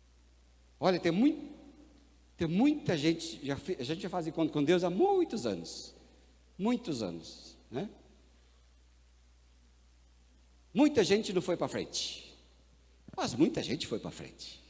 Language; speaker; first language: Portuguese; native; Portuguese